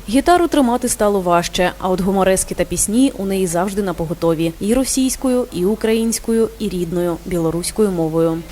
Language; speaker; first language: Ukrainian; native; Ukrainian